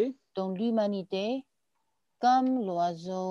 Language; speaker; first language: French; non-native, learner; Chinese